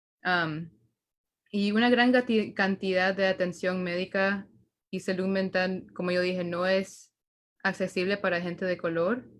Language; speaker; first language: Spanish; early bilingual, heritage; Spanish